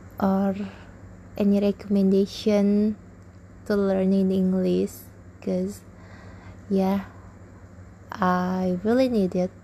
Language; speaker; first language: English; non-native, learner; Indonesian